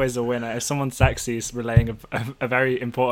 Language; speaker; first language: English; native; English